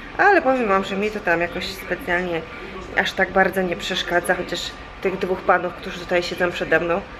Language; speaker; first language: Polish; native; Polish